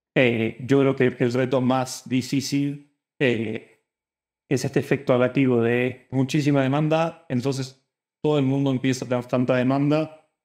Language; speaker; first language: Spanish; native; Spanish